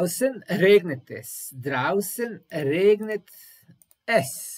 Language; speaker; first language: German; non-native, learner; Serbian